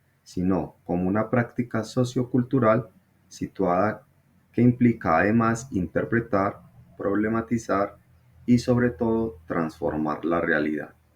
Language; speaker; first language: Spanish; native; Spanish